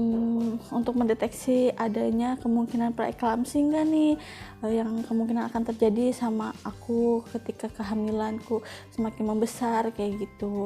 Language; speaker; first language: Indonesian; native; Indonesian